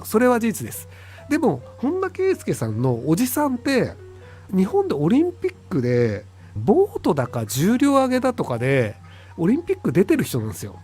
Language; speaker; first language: Japanese; native; Japanese